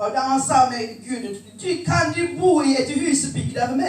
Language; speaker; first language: Swedish; non-native, fluent; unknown